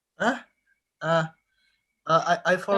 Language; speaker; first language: English; non-native, learner; Indonesian